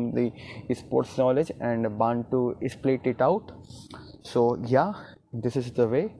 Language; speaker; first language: English; non-native, local second language; Hindi